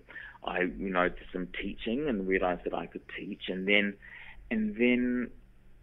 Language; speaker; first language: English; native; English